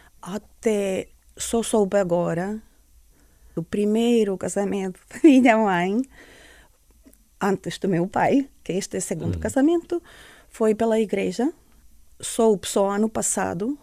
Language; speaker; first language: Portuguese; non-native, fluent; Estonian